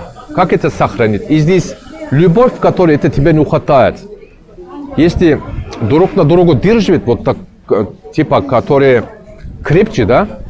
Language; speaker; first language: Russian; non-native, learner; Turkish